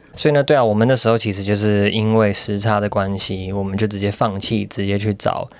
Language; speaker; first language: Chinese; native; Chinese